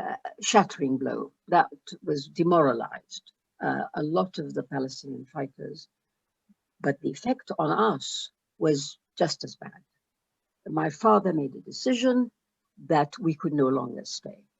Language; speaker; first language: English; early bilingual, other home language; Arabic